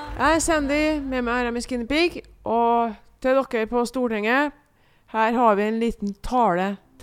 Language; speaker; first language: Norwegian; native; Norwegian